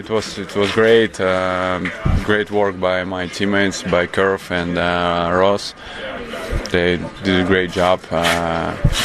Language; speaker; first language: English; non-native, learner; Russian